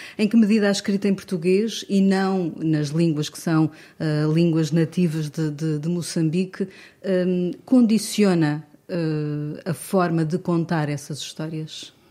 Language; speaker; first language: Portuguese; native; Portuguese